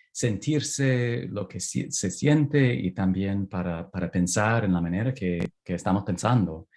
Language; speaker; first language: Spanish; non-native, fluent; English